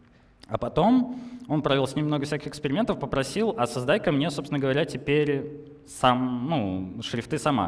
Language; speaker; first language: Russian; native; Russian